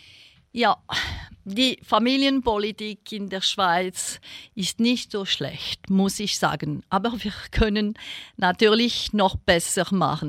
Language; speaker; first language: German; non-native, local second language; French